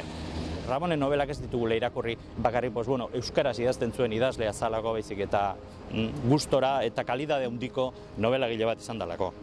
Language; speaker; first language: Basque; native; Basque